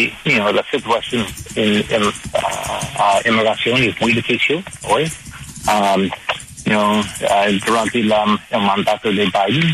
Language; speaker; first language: Spanish; non-native, learner; English